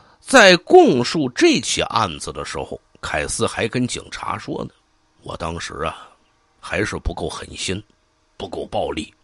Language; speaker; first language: Chinese; native; Chinese